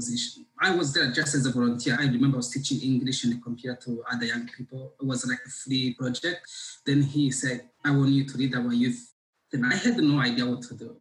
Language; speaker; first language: English; non-native, local second language; Kinyarwanda